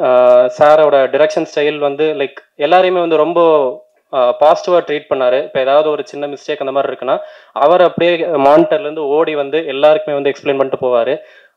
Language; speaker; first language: Tamil; native; Tamil